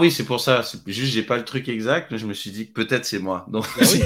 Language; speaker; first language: French; native; French